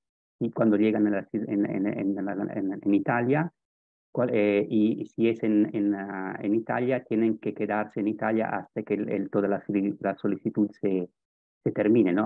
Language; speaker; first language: Spanish; non-native, fluent; Italian